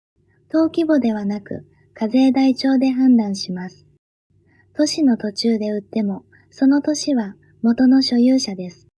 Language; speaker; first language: Japanese; native; Japanese